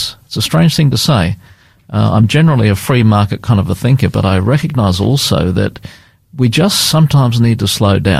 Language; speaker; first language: English; native; English